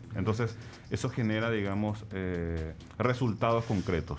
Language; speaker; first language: Spanish; native; Spanish